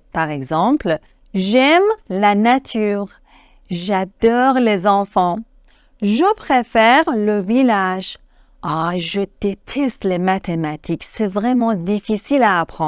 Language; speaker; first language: French; non-native, fluent; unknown